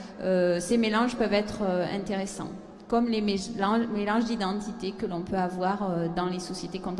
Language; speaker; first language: French; native; French